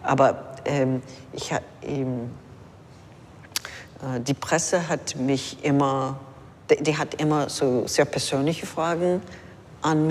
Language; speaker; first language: German; non-native, fluent; English